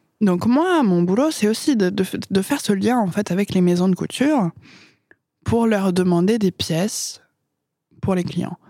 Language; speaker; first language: French; non-native, fluent; English